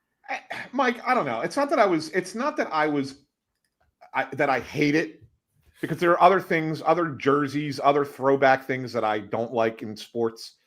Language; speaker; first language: English; native; English